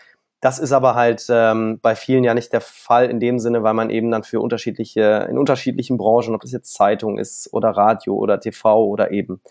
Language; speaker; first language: German; native; German